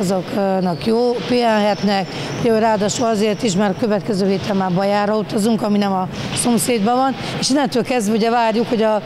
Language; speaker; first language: Hungarian; native; Hungarian